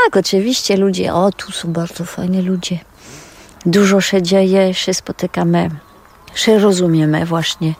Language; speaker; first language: Polish; non-native, learner; French